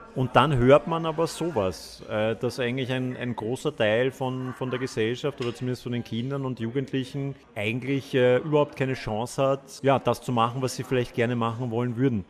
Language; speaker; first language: German; native; German